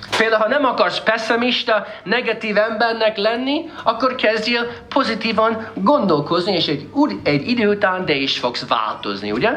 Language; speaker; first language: Hungarian; non-native, fluent; English